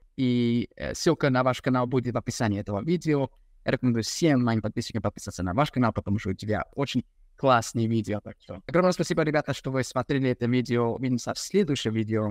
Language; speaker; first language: Russian; non-native, fluent; English